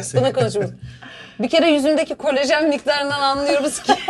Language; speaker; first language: Turkish; native; Turkish